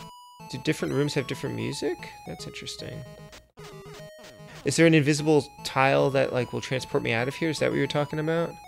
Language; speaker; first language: English; native; English